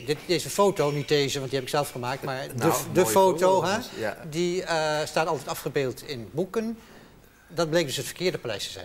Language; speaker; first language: Dutch; native; Dutch